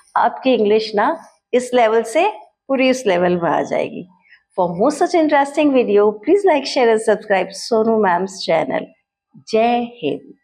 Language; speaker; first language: Hindi; native; Hindi